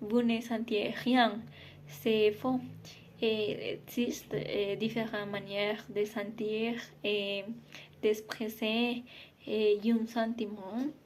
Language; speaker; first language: French; non-native, learner; Spanish